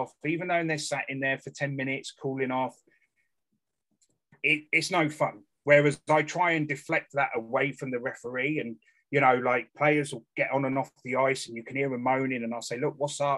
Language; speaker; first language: English; native; English